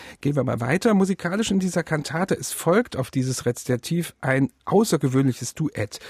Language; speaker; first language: German; native; German